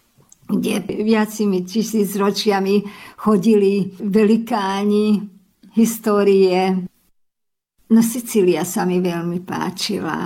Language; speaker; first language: Slovak; early bilingual, heritage; Slovak